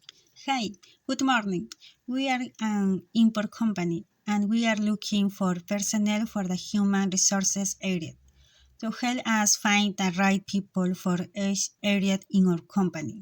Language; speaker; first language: English; non-native, learner; Spanish